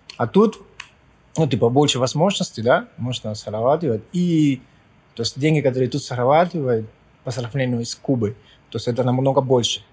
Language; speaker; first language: Russian; non-native, fluent; Spanish